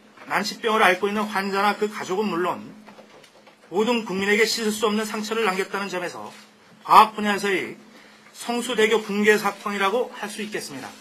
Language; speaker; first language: Korean; native; Korean